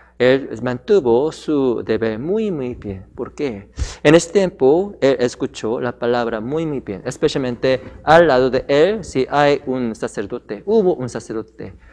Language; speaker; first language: Spanish; non-native, learner; Korean